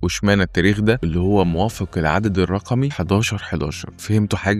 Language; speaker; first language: Arabic; native; Arabic